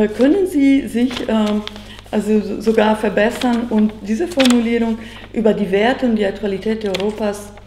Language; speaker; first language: German; non-native, fluent; Italian